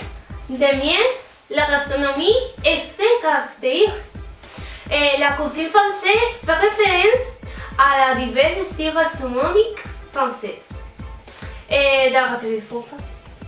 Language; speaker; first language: French; non-native, learner; Spanish